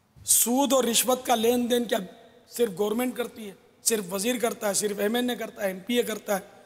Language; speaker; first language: Urdu; non-native, local second language; Memoni